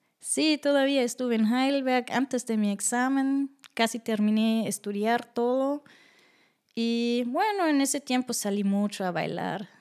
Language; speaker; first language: Spanish; non-native, fluent; German